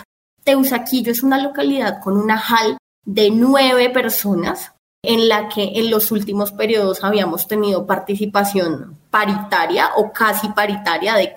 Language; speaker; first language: Spanish; native; Spanish